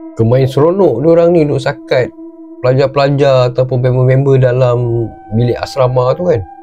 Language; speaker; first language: Malay; native; Malay